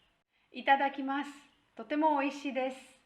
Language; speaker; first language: Japanese; non-native, fluent; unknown